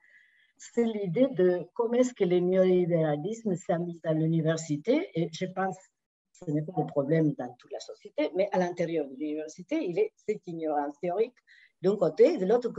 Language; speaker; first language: French; non-native, fluent; Spanish